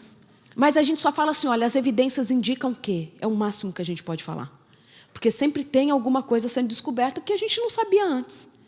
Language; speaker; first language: Portuguese; native; Portuguese